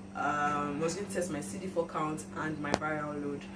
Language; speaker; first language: English; non-native, local second language; Yoruba